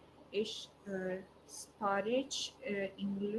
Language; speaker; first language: German; non-native, learner; Urdu